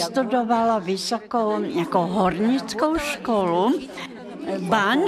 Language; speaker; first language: Czech; non-native, fluent; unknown